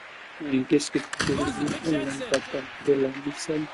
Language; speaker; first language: Finnish; non-native, learner; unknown